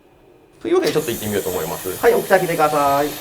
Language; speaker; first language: Japanese; native; Japanese